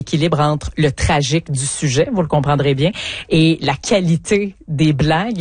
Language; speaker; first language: French; native; French